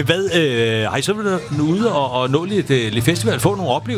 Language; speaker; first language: Danish; native; Danish